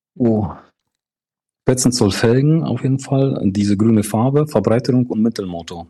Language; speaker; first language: German; non-native, fluent; Polish